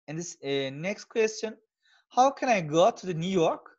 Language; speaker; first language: English; non-native, fluent; Turkish